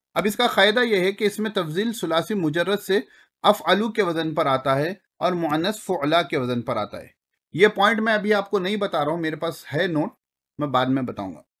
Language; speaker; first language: Urdu; native; Urdu